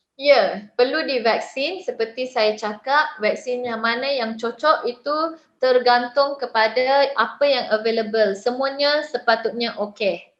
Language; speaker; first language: Malay; native; Malay